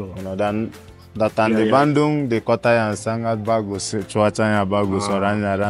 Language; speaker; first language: Indonesian; non-native, fluent; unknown